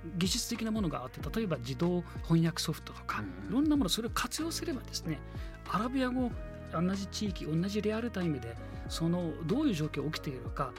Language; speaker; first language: Japanese; non-native, fluent; Arabic